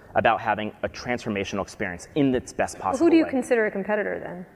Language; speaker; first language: English; native; English